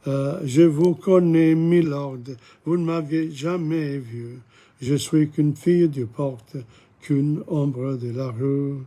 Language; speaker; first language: French; non-native, learner; English